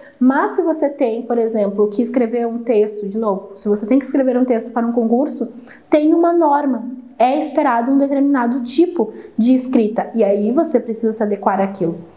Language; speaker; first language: Portuguese; native; Portuguese